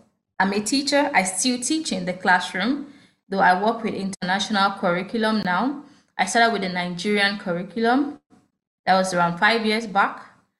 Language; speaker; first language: English; non-native, local second language; Yoruba